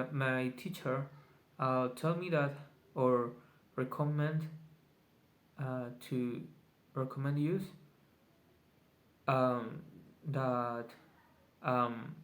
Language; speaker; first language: English; non-native, learner; Spanish